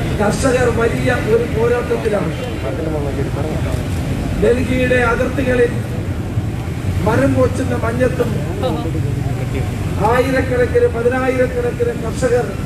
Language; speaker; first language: Malayalam; native; Malayalam